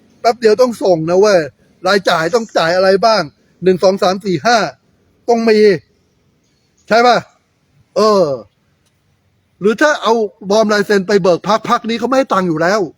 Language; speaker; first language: Thai; native; Thai